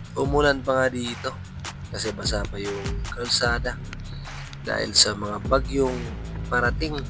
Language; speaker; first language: Filipino; non-native, local second language; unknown